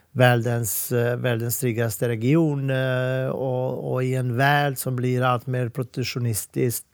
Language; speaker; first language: Swedish; non-native, fluent; Serbian